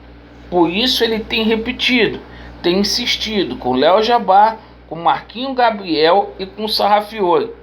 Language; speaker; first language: Portuguese; native; Portuguese